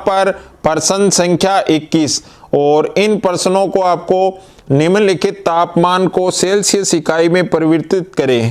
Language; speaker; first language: Hindi; native; Hindi